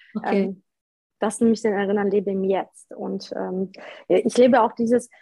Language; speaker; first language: German; early bilingual, other home language; Polish